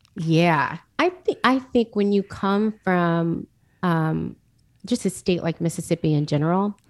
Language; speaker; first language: English; native; English